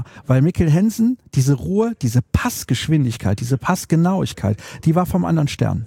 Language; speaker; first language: German; native; German